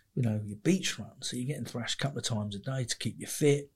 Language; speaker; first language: English; native; English